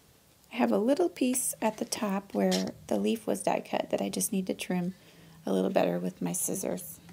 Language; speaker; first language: English; native; English